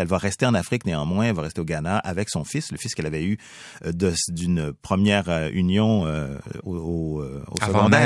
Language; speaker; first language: French; native; French